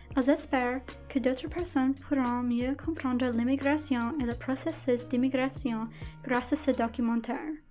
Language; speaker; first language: French; non-native, local second language; English